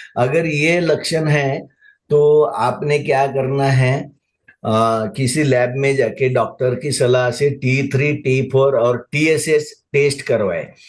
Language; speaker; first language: Hindi; non-native, local second language; Marathi